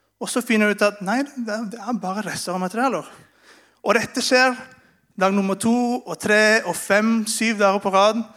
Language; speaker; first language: Norwegian; non-native, fluent; Spanish